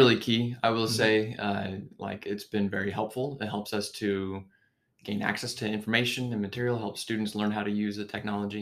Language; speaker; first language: English; native; English